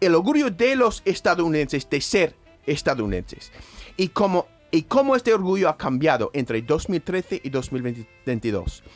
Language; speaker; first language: Spanish; non-native, fluent; English